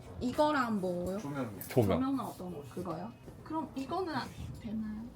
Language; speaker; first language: Korean; non-native, fluent; Chinese